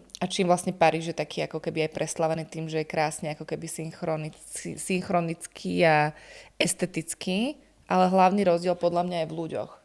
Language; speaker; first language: Slovak; native; Slovak